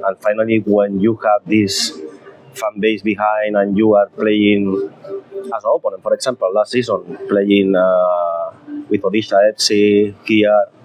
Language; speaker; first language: English; non-native, fluent; Spanish